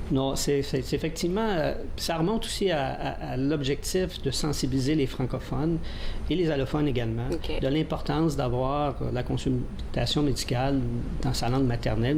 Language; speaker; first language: French; native; French